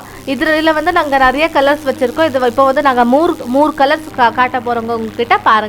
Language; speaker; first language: Tamil; native; Tamil